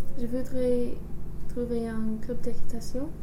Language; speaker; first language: French; non-native, learner; English